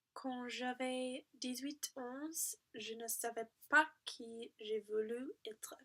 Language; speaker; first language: French; non-native, learner; English